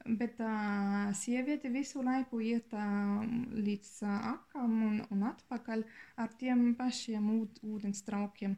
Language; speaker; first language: Latvian; non-native, learner; German